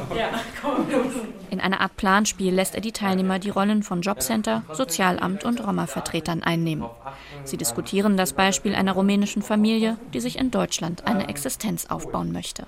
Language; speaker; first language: German; native; German